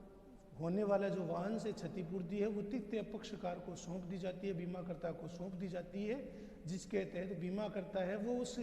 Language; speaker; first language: Hindi; native; Hindi